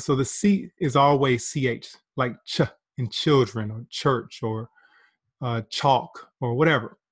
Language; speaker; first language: English; native; English